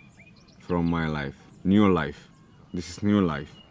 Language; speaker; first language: English; non-native, learner; Arabic